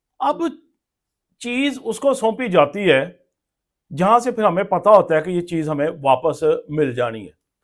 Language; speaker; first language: Urdu; non-native, local second language; Punjabi